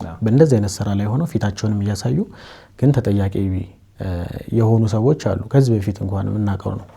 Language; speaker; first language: Amharic; native; Amharic